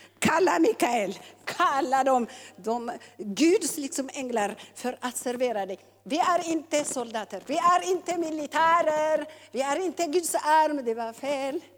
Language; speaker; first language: Swedish; non-native, fluent; Tigrinya